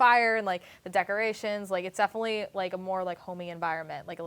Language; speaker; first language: English; native; English